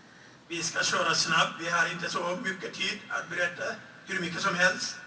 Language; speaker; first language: Swedish; non-native, fluent; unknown